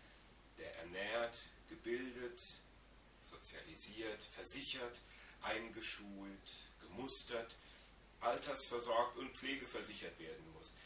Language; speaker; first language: German; native; German